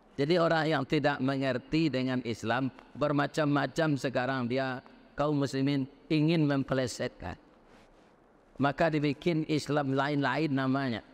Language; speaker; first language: Indonesian; non-native, local second language; Minangkabau